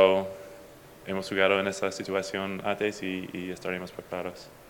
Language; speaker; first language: Spanish; non-native, fluent; English